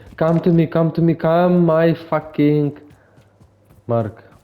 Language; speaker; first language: English; non-native, learner; Ukrainian